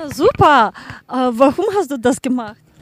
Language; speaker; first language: German; non-native, learner; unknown